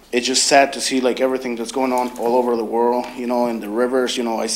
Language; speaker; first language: English; early bilingual, other home language; Spanish